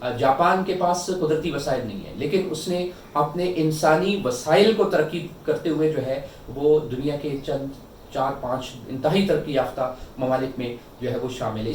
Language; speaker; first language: Urdu; non-native, local second language; Northern Hindko